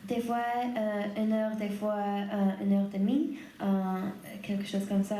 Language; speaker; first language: French; non-native, learner; English